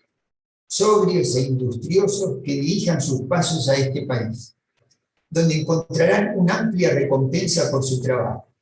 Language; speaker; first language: Spanish; native; Spanish